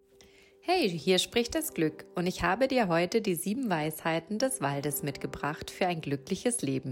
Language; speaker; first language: German; native; German